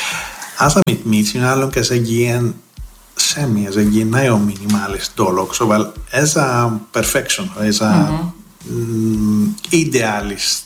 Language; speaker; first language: Hungarian; non-native, fluent; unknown